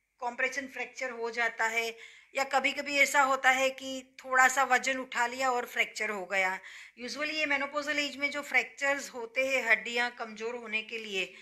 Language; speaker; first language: Hindi; non-native, local second language; Gujarati